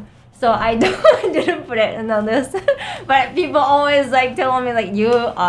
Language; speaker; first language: English; non-native, fluent; Japanese